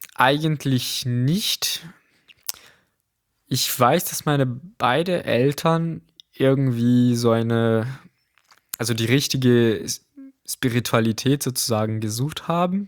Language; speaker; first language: German; non-native, fluent; Portuguese